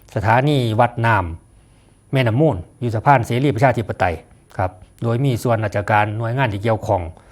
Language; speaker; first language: Thai; non-native, local second language; Northeastern Thai